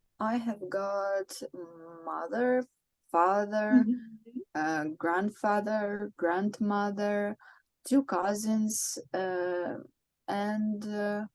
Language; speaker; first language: English; non-native, learner; Ukrainian